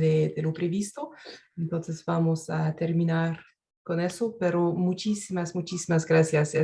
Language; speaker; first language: Spanish; non-native, fluent; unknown